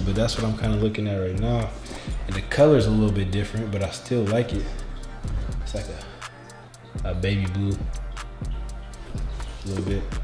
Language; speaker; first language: English; native; English